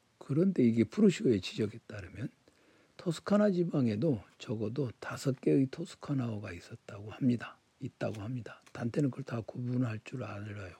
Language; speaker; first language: Korean; native; Korean